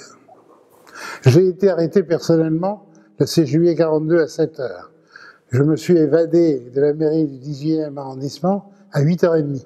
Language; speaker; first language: French; early bilingual, other home language; Ladino